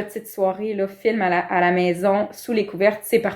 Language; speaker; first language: French; native; French